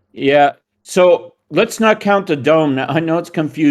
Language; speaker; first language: English; native; English